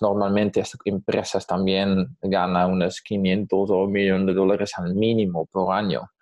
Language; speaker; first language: Spanish; non-native, fluent; Dutch